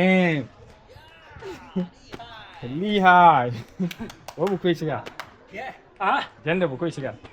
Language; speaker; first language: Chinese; non-native, learner; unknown